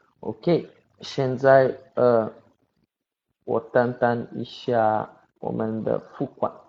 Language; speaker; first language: Chinese; non-native, learner; Portuguese